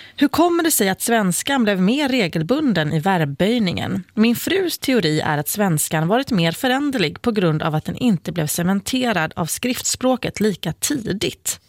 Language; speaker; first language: Swedish; native; Swedish